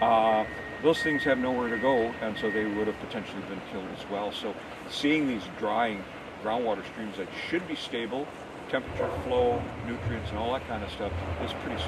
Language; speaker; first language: English; native; English